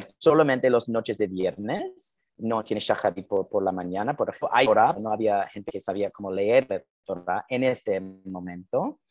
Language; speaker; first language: Spanish; non-native, fluent; English